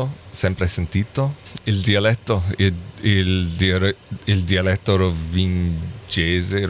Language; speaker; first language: Italian; non-native, learner; English